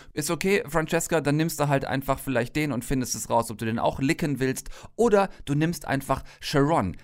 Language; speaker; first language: German; native; German